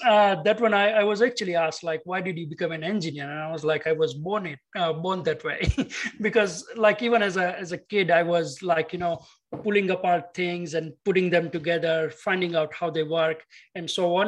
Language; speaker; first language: English; non-native, local second language; Gujarati